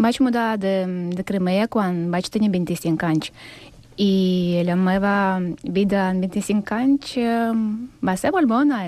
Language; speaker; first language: Catalan; non-native, learner; Russian